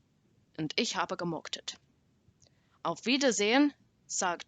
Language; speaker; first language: German; non-native, learner; English